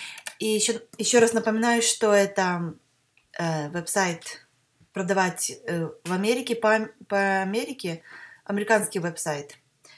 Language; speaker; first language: Russian; early bilingual, heritage; Russian